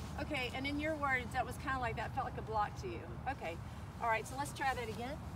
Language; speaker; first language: English; native; English